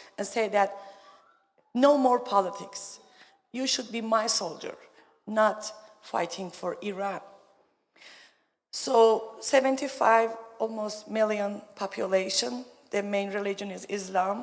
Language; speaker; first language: English; non-native, learner; Persian